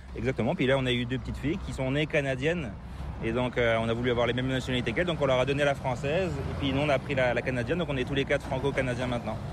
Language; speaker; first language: French; native; French